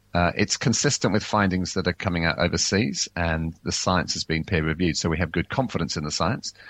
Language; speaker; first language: English; native; English